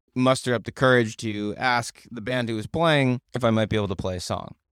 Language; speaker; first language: English; native; English